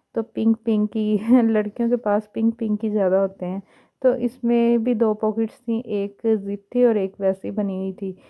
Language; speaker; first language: Urdu; native; Urdu